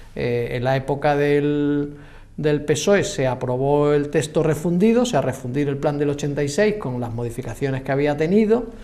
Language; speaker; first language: Spanish; native; Spanish